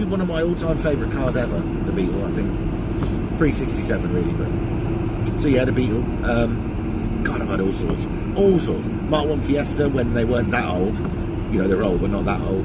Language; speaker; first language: English; native; English